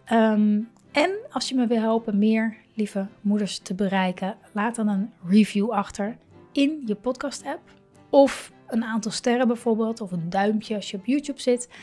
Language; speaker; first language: Dutch; native; Dutch